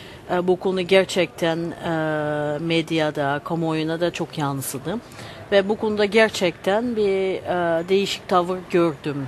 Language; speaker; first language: Turkish; early bilingual, heritage; Turkish